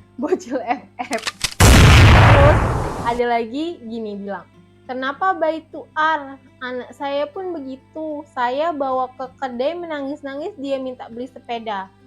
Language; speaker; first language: Indonesian; native; Indonesian